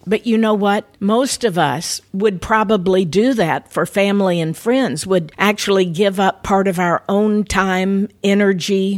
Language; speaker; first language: English; native; English